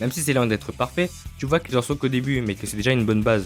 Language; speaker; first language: French; native; French